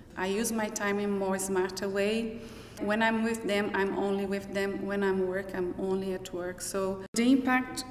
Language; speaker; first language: English; non-native, fluent; Portuguese